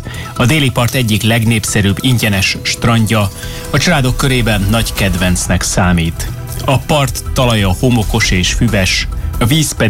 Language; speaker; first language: Hungarian; native; Hungarian